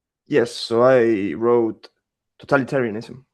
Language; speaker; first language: English; non-native, fluent; Spanish